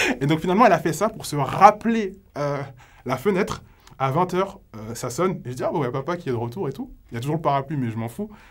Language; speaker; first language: French; native; French